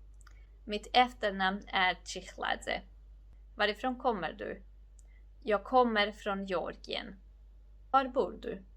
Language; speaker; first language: Swedish; non-native, fluent; Georgian